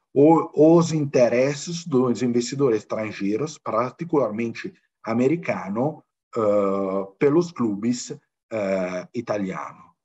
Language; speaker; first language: Portuguese; non-native, fluent; Italian